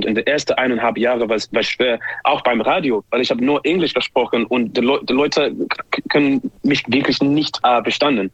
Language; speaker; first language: German; non-native, learner; English